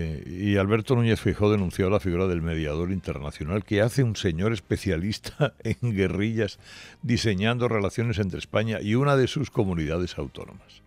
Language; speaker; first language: Spanish; native; Spanish